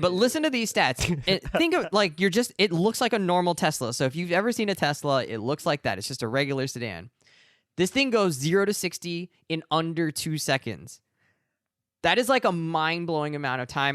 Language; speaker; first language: English; native; English